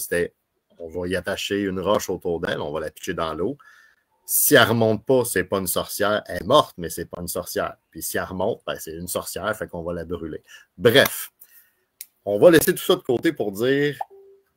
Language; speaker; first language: French; native; French